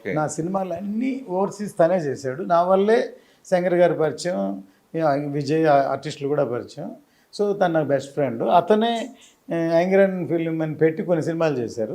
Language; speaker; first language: Telugu; native; Telugu